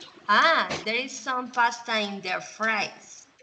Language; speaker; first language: English; non-native, learner; Spanish